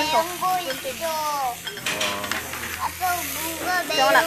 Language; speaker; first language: Korean; early bilingual, other home language; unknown